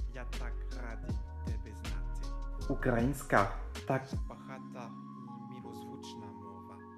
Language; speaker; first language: Ukrainian; non-native, learner; French